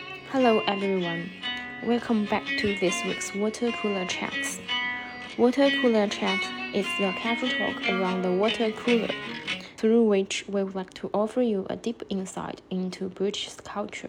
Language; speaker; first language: English; non-native, fluent; Chinese